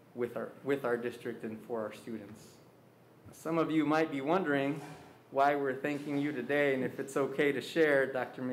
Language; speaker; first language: English; early bilingual, other home language; Spanish